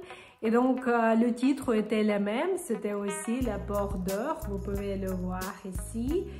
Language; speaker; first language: French; non-native, fluent; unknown